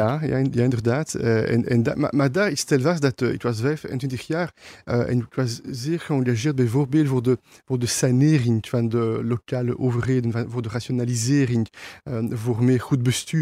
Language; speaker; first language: Dutch; non-native, local second language; French